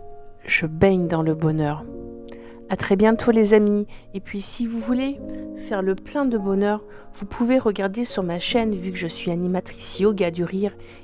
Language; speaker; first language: French; native; French